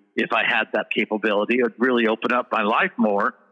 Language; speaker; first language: English; native; English